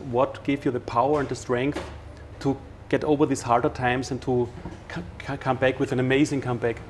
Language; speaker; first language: English; non-native, fluent; German